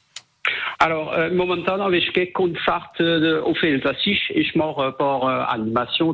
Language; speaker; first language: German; non-native, local second language; French